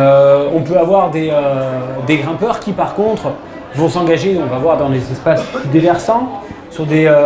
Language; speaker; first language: French; native; French